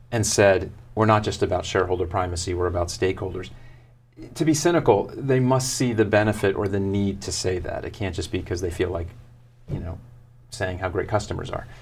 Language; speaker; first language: English; native; English